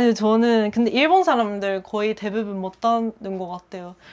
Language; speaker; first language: Korean; non-native, fluent; Japanese